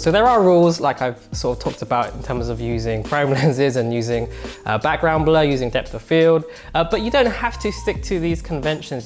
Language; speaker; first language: English; native; English